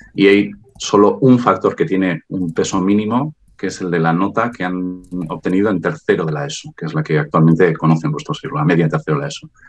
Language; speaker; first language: Spanish; non-native, local second language; Basque